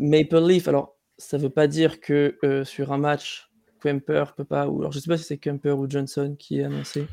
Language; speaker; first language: French; native; French